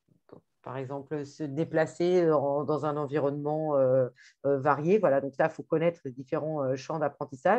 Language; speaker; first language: French; native; French